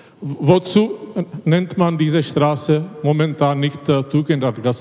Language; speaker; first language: German; non-native, fluent; Czech